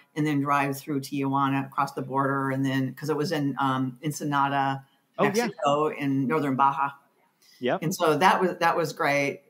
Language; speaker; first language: English; native; English